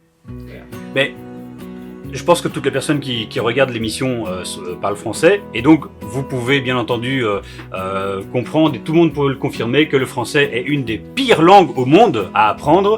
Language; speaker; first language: French; native; French